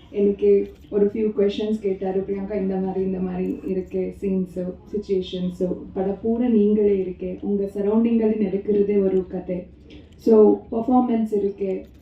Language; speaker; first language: Tamil; non-native, local second language; Kannada